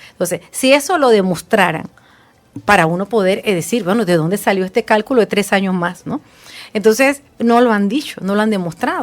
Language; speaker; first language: Spanish; native; Spanish